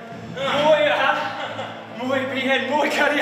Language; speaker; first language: Spanish; non-native, learner; English